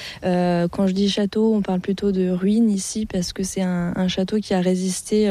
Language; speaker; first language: French; native; French